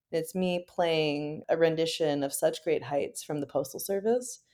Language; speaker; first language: English; native; English